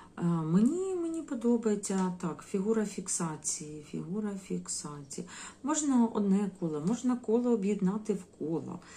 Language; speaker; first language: Ukrainian; non-native, local second language; Russian